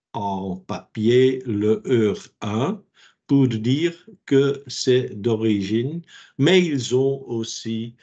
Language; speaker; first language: French; non-native, local second language; Dutch